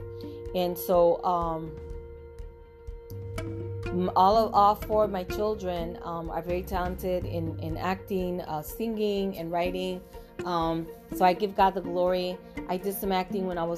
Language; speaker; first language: English; non-native, fluent; Spanish